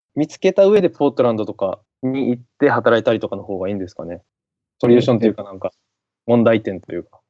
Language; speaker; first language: Japanese; native; Japanese